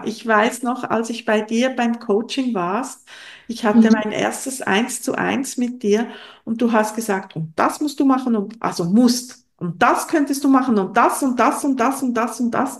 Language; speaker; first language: German; non-native, local second language; French